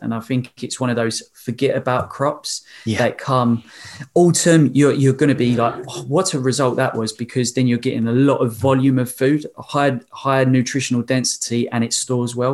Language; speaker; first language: English; native; English